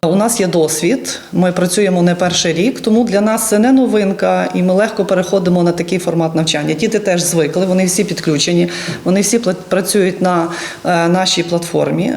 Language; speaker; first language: Ukrainian; native; Ukrainian